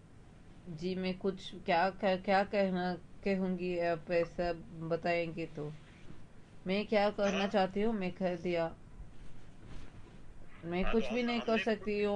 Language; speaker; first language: Hindi; non-native, local second language; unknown